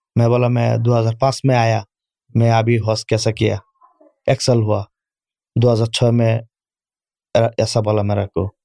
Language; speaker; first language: Urdu; non-native, learner; Bangla